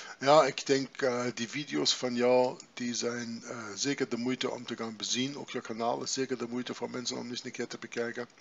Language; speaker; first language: Dutch; non-native, fluent; German